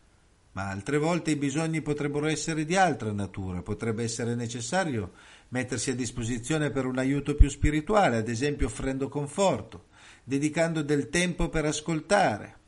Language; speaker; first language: Italian; native; Italian